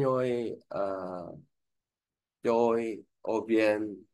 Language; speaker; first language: Vietnamese; non-native, learner; Korean